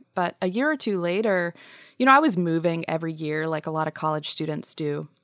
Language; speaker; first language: English; native; English